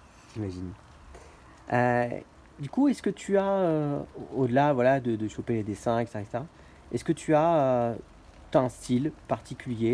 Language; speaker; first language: French; native; French